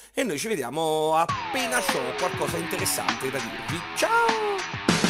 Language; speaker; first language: Italian; native; Italian